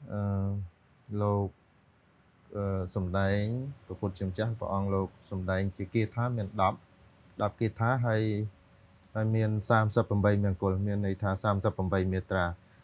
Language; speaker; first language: Khmer; native; Khmer